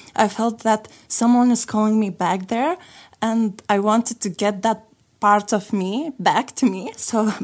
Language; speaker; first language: English; non-native, fluent; Lithuanian